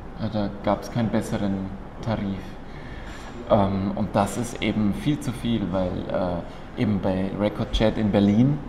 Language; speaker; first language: German; native; German